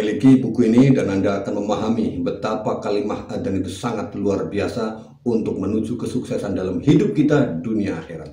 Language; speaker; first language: Indonesian; native; Indonesian